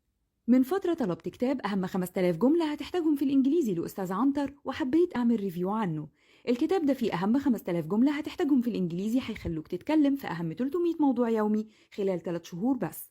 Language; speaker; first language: Arabic; native; Arabic